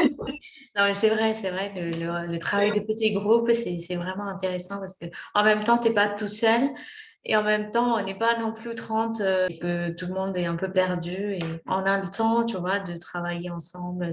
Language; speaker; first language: French; native; French